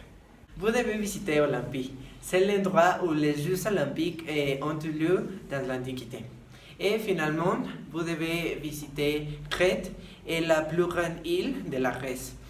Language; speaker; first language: French; non-native, learner; Spanish